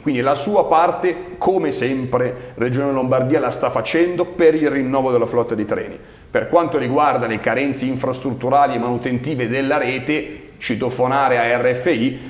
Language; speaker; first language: Italian; native; Italian